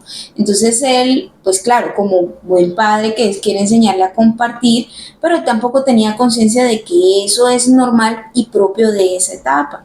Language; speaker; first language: Spanish; native; Spanish